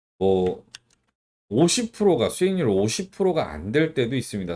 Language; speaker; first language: Korean; native; Korean